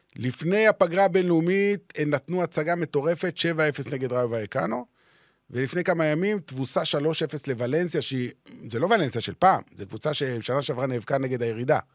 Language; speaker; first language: Hebrew; native; Hebrew